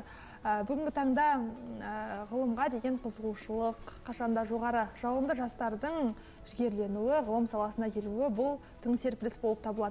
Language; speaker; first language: Kazakh; native; Kazakh